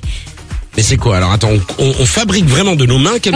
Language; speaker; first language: French; native; French